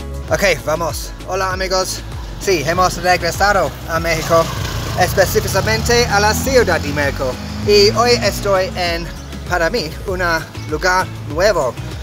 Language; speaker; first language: Spanish; non-native, learner; English